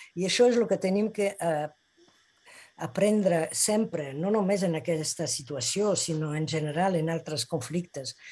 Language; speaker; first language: Catalan; non-native, local second language; Spanish